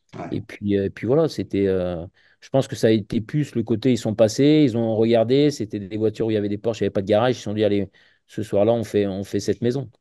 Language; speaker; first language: French; native; French